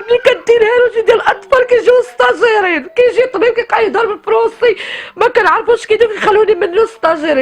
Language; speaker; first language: Arabic; native; Arabic